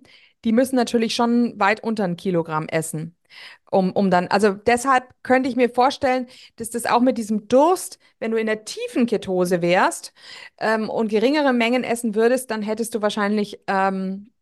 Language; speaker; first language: German; native; German